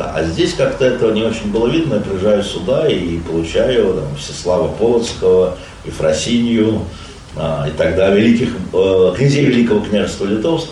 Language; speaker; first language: Russian; native; Russian